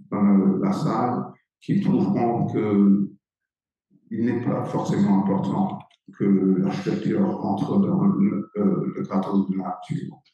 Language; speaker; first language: French; non-native, fluent; English